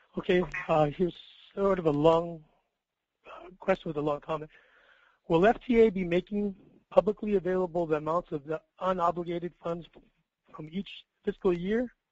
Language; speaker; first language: English; native; English